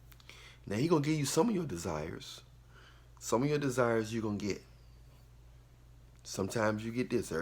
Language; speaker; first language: English; native; English